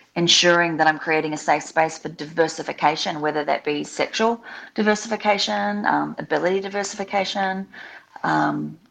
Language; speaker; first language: English; native; English